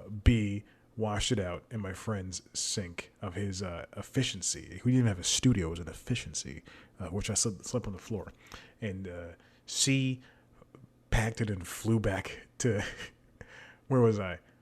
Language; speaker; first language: English; native; English